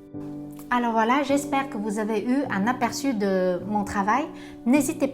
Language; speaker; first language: French; non-native, fluent; Vietnamese